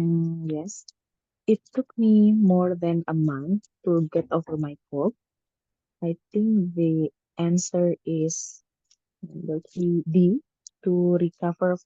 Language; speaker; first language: English; non-native, learner; Indonesian